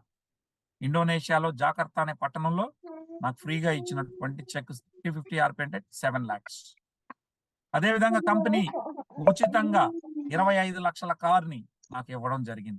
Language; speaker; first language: Telugu; native; Telugu